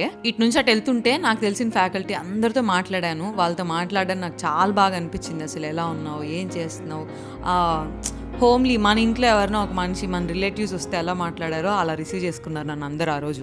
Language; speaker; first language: Telugu; native; Telugu